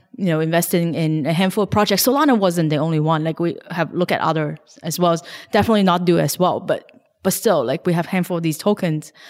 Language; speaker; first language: English; non-native, local second language; Cantonese